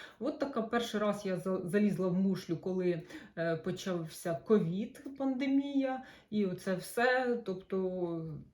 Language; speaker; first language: Ukrainian; non-native, local second language; Russian